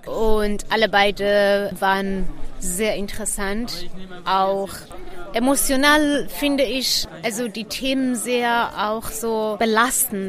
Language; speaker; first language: German; non-native, fluent; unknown